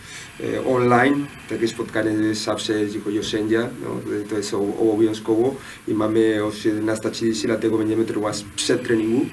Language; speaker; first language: Polish; non-native, learner; Spanish